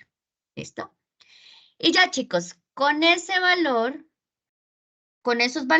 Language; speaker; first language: Spanish; native; Spanish